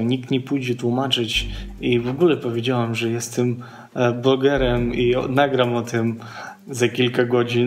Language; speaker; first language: Polish; non-native, fluent; Ukrainian